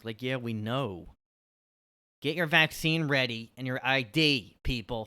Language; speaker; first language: English; native; English